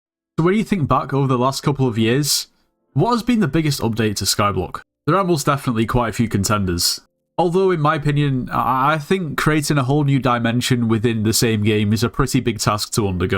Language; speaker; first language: English; native; English